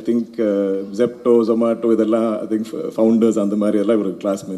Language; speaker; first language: Tamil; non-native, local second language; Malayalam